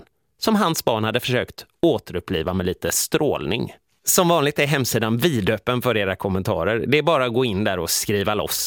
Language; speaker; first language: Swedish; native; Swedish